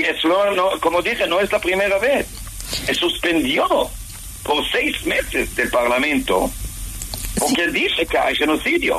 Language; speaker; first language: Spanish; non-native, fluent; Hebrew